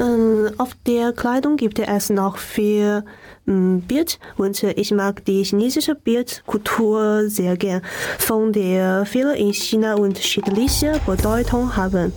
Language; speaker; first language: German; non-native, learner; Chinese